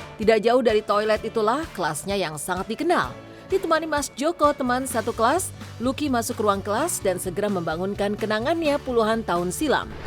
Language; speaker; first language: Indonesian; native; Indonesian